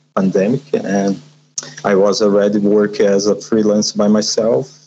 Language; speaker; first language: English; non-native, learner; Portuguese